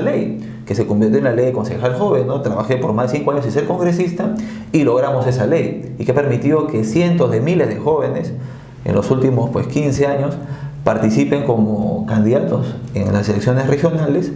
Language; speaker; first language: Spanish; native; Spanish